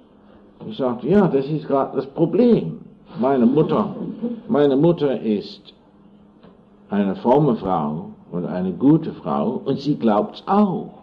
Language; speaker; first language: German; non-native, fluent; English